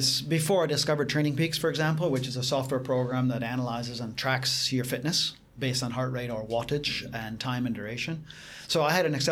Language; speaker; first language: English; native; English